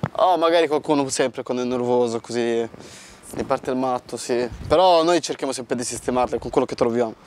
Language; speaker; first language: Italian; early bilingual, other home language; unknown